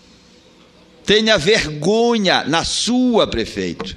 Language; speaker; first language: Portuguese; native; Portuguese